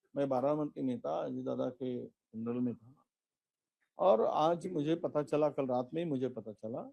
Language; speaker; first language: Hindi; non-native, local second language; Marathi